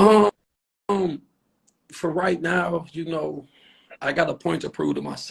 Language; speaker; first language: English; native; English